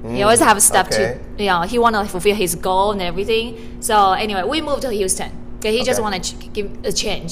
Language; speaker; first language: English; non-native, fluent; Chinese